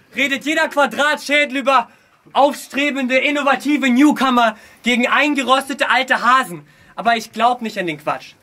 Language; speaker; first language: German; early bilingual, other home language; Russian